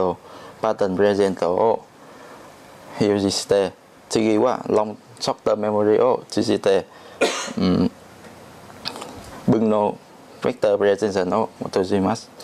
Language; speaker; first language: Japanese; non-native, learner; Vietnamese